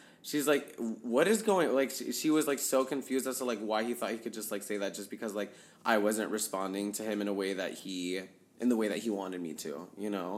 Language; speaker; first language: English; native; English